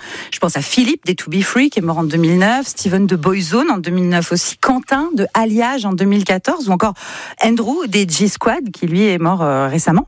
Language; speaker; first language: French; native; French